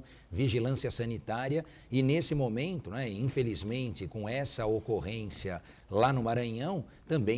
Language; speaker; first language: Portuguese; native; Portuguese